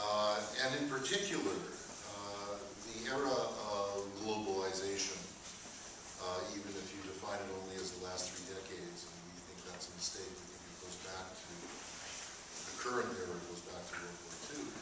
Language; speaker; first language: English; native; English